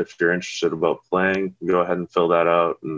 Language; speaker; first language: English; native; English